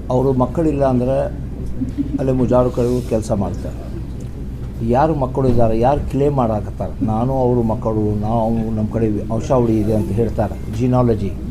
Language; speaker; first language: Kannada; non-native, local second language; Urdu